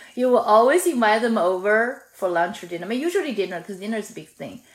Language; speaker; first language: English; non-native, fluent; Chinese